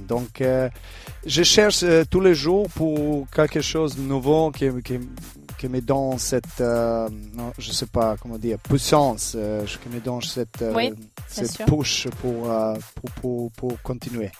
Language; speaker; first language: French; non-native, fluent; Serbian